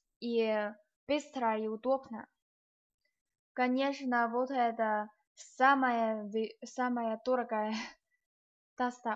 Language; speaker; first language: Russian; non-native, learner; Chinese